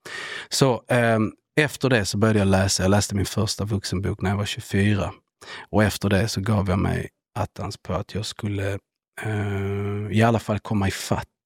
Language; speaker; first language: Swedish; native; Swedish